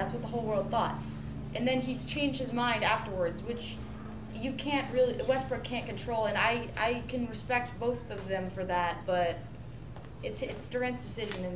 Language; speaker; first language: English; native; English